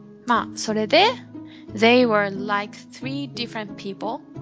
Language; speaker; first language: English; non-native, fluent; Romanian